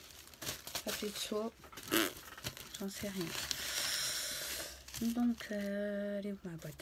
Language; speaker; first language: French; native; French